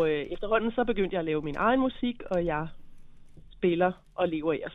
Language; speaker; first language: Danish; native; Danish